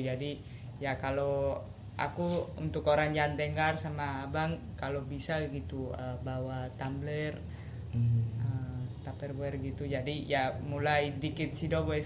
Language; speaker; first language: Indonesian; non-native, fluent; Spanish